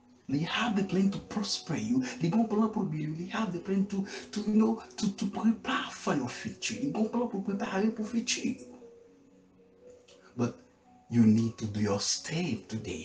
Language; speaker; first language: English; non-native, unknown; Haitian Creole